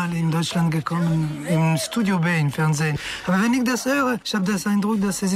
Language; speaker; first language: German; non-native, fluent; Italian